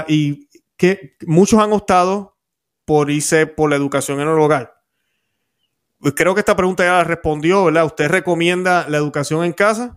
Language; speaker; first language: Spanish; native; Spanish